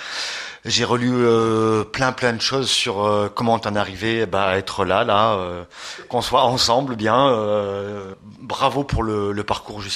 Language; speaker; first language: French; native; French